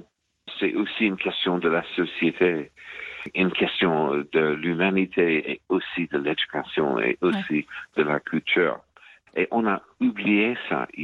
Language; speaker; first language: French; non-native, fluent; English